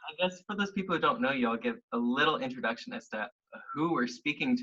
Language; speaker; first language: English; native; English